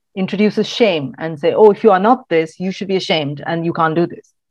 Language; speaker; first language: English; non-native, local second language; Malayalam